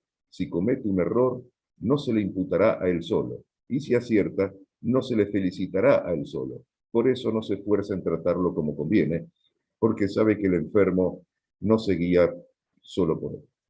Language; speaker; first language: Spanish; native; Spanish